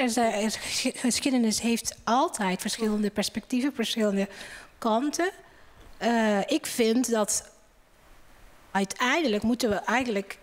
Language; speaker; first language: Dutch; non-native, fluent; Indonesian